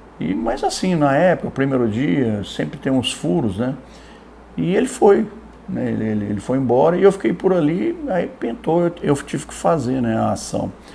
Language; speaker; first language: Portuguese; native; Portuguese